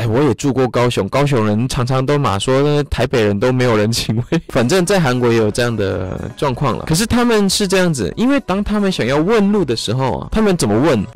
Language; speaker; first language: Chinese; non-native, fluent; Korean